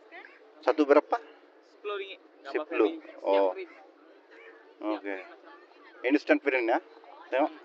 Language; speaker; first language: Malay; non-native, learner; Bangla